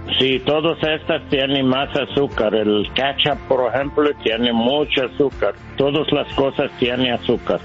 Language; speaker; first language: Spanish; non-native, learner; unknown